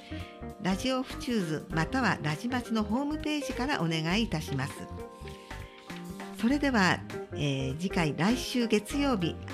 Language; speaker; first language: Japanese; native; Japanese